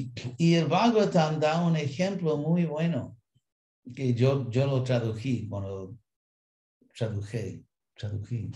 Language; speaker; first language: Spanish; non-native, fluent; English